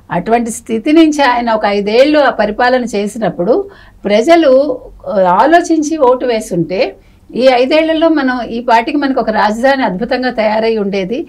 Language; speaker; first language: Telugu; native; Telugu